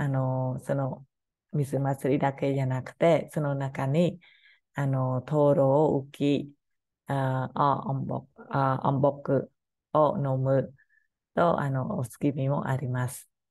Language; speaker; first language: Japanese; non-native, learner; Khmer